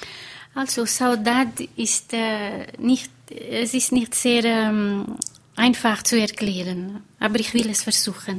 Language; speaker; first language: German; non-native, fluent; Portuguese